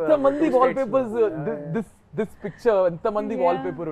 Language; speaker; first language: Telugu; native; Telugu